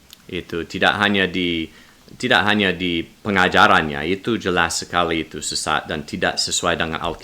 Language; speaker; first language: Indonesian; non-native, learner; English